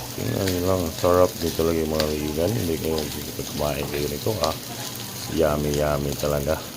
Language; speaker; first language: Filipino; non-native, local second language; Cebuano